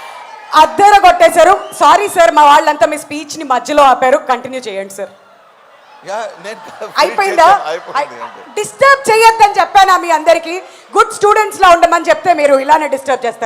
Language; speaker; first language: Telugu; native; Telugu